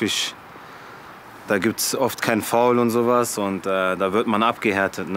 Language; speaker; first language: German; early bilingual, other home language; French